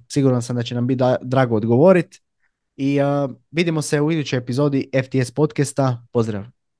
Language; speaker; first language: Croatian; native; Croatian